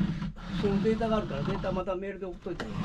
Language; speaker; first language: Japanese; native; Japanese